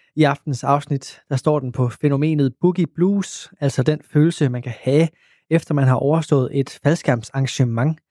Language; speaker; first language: Danish; native; Danish